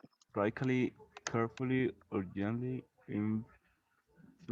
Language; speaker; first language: English; non-native, learner; Spanish